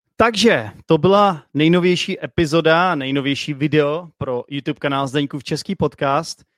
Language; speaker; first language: Czech; native; Czech